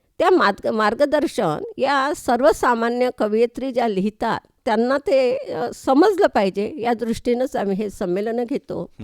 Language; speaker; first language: Marathi; native; Marathi